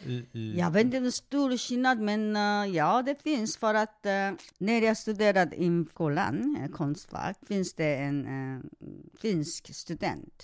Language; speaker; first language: Swedish; non-native, fluent; Korean